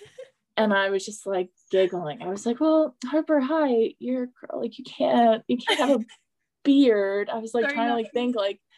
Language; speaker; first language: English; native; English